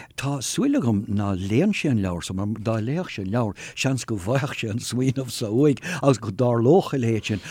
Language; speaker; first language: Irish; non-native, local second language; English